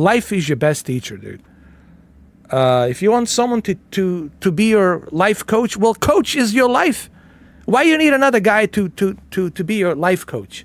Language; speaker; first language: English; native; English